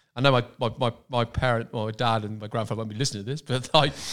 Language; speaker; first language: English; native; English